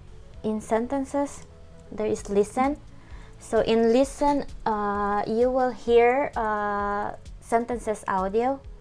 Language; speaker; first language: English; non-native, fluent; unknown